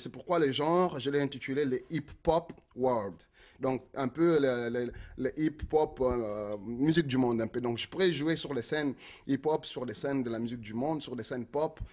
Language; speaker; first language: French; non-native, local second language; Lingala